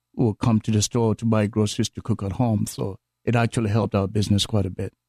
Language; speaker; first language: English; non-native, local second language; Akan